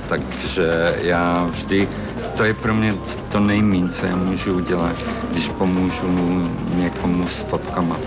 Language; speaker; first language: Czech; non-native, local second language; Slovak